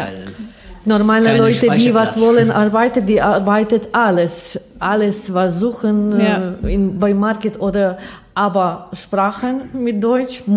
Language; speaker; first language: German; non-native, learner; Ukrainian